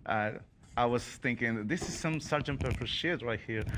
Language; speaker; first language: English; non-native, fluent; Spanish